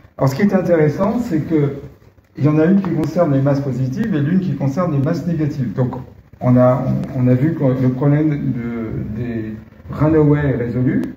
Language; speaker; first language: French; native; French